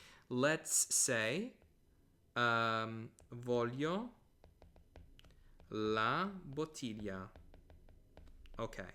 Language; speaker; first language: Italian; non-native, fluent; English